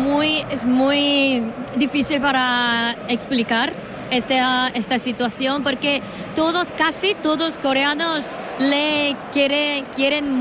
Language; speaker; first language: Spanish; non-native, learner; Korean